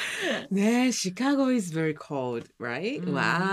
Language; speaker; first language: English; non-native, learner; Japanese